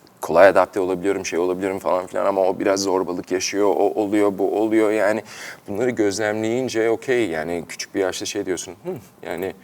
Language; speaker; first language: Turkish; early bilingual, heritage; Turkish